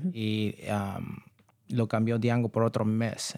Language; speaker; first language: Spanish; early bilingual, heritage; Spanish